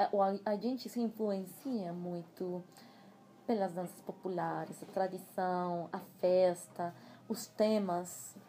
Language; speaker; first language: Portuguese; non-native, fluent; Spanish